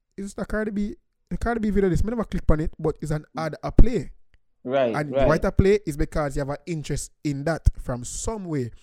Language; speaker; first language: English; non-native, local second language; Jamaican Creole English